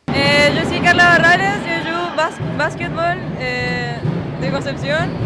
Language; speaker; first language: French; non-native, learner; Spanish